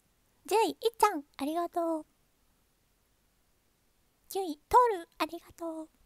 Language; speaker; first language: Japanese; native; Japanese